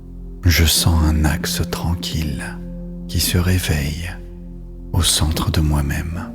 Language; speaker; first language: French; native; French